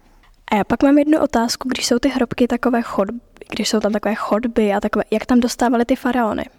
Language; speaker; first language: Czech; native; Czech